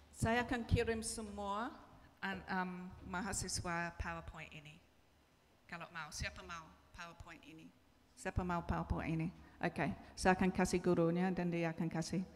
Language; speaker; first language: Indonesian; non-native, learner; English